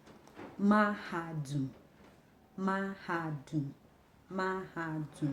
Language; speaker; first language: Igbo; native; Igbo